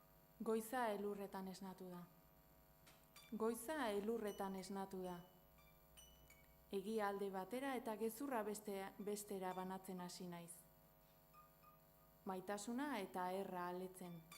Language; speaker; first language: Basque; native; Basque